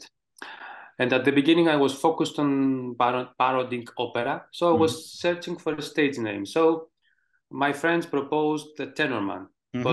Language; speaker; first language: English; non-native, fluent; Greek